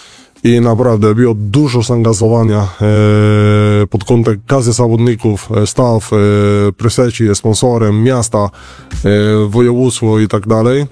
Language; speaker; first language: Polish; non-native, learner; Spanish